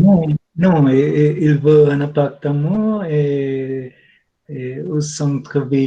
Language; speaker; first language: French; non-native, learner; Spanish